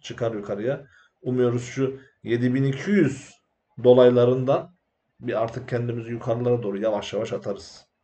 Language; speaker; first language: Turkish; native; Turkish